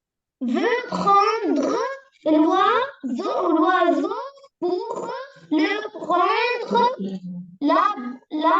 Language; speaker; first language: French; non-native, learner; Arabic